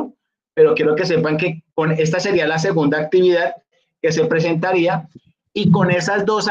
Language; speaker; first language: Spanish; native; Spanish